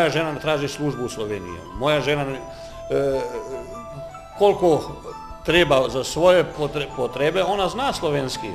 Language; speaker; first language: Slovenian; non-native, learner; Croatian